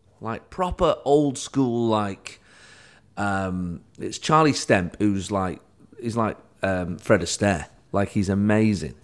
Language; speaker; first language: English; native; English